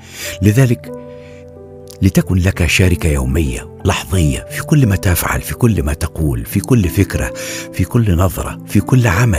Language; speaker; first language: Arabic; native; Arabic